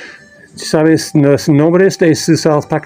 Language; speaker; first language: Spanish; non-native, learner; English